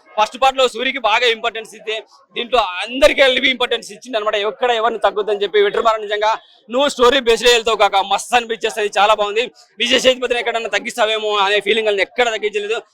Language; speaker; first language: Telugu; native; Telugu